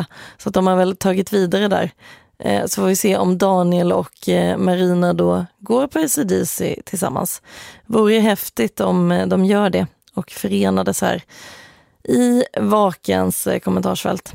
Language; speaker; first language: Swedish; native; Swedish